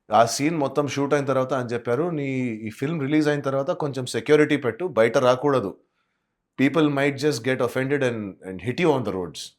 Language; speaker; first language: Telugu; non-native, local second language; Hindi